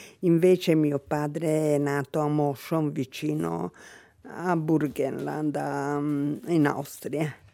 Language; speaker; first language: Italian; non-native, fluent; Hungarian